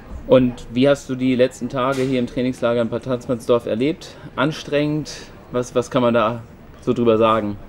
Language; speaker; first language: German; native; German